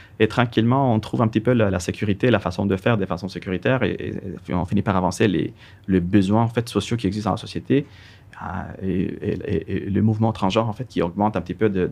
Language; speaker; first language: French; non-native, fluent; Spanish